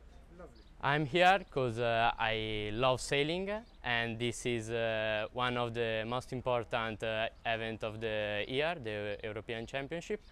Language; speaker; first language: English; non-native, learner; Italian